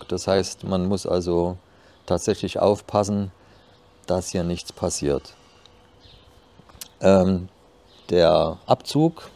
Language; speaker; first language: German; native; German